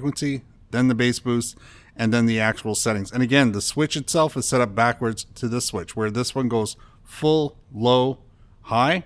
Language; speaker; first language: English; native; English